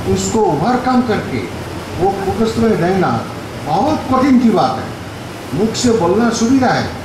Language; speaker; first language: Hindi; non-native, local second language; Bangla